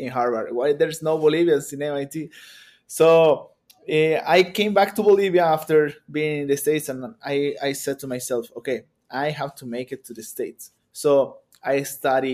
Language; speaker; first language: English; non-native, fluent; Spanish